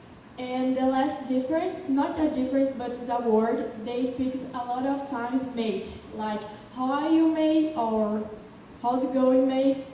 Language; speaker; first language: English; non-native, learner; Portuguese